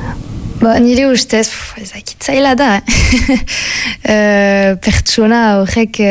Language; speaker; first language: Basque; non-native, local second language; French